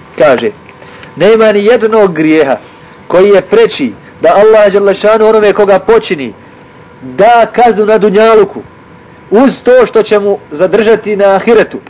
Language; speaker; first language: Bosnian; native; Bosnian